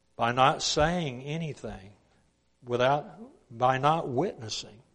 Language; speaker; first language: English; native; English